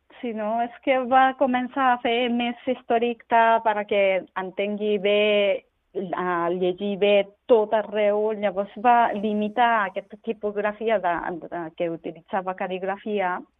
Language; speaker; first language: Catalan; non-native, learner; Japanese